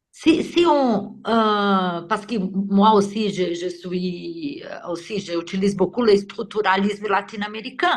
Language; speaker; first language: French; non-native, fluent; Portuguese